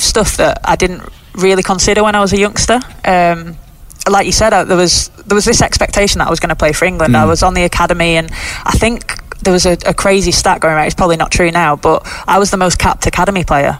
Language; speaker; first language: English; native; English